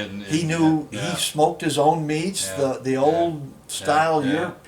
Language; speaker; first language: English; native; English